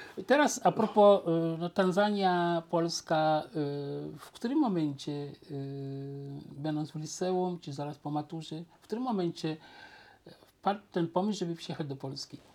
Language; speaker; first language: Polish; non-native, fluent; Wolof